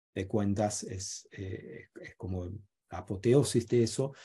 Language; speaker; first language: Spanish; non-native, fluent; German